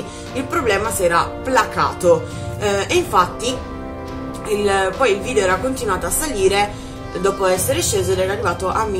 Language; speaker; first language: Italian; native; Italian